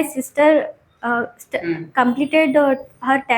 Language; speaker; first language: English; non-native, learner; Kannada